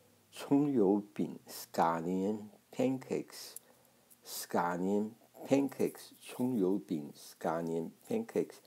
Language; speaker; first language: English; non-native, fluent; Chinese